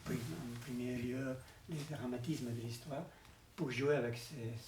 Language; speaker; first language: French; non-native, learner; Spanish